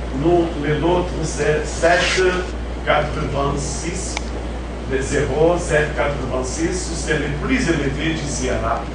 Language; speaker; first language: French; non-native, fluent; Portuguese